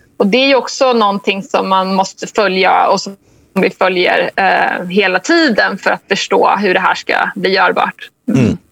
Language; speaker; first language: Swedish; native; Swedish